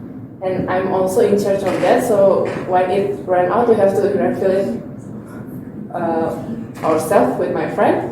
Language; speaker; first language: English; non-native, learner; Indonesian